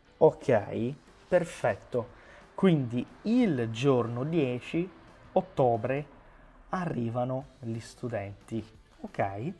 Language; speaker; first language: Italian; non-native, fluent; Portuguese